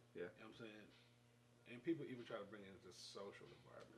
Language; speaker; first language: English; native; English